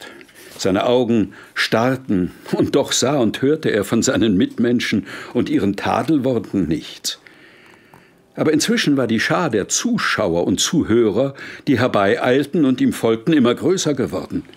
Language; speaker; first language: German; native; German